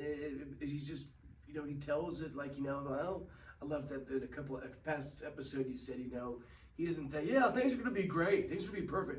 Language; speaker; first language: English; native; English